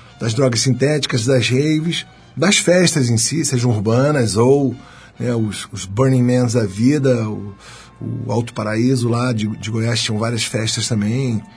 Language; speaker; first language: Portuguese; native; Portuguese